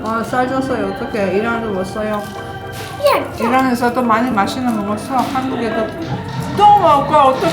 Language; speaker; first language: Korean; non-native, learner; Persian